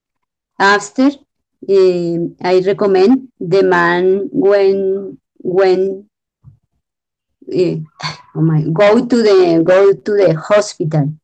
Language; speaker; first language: English; non-native, learner; Spanish